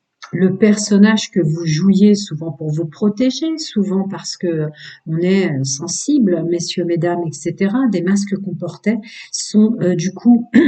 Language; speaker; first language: French; native; French